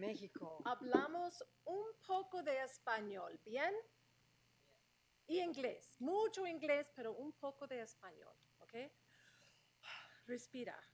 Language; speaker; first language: Spanish; non-native, fluent; English